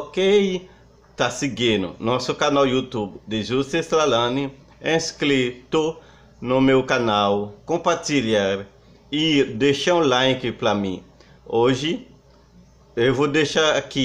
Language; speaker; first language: Portuguese; non-native, fluent; Haitian Creole